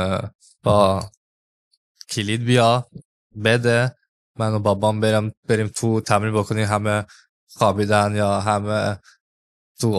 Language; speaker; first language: Persian; early bilingual, heritage; English